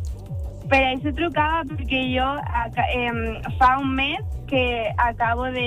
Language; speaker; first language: Catalan; non-native, local second language; Spanish